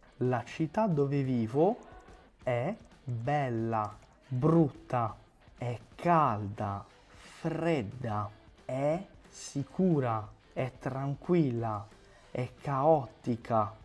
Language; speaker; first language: Italian; non-native, fluent; Portuguese